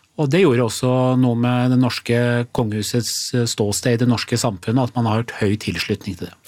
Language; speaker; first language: Norwegian; early bilingual, other home language; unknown